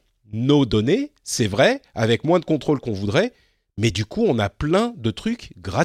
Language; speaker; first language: French; native; French